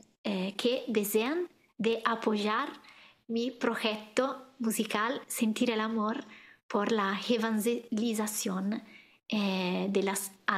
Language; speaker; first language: Spanish; non-native, learner; Italian